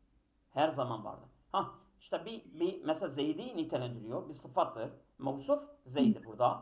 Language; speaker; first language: Turkish; native; Turkish